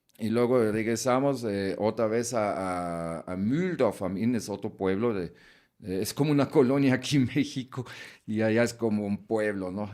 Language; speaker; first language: Spanish; non-native, fluent; German